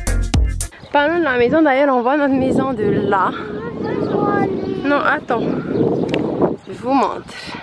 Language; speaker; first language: French; native; French